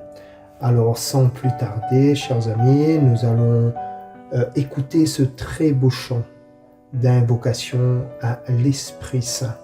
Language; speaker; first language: French; native; French